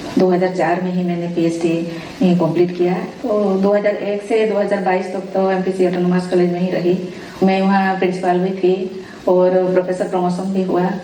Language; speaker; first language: Hindi; non-native, local second language; Santali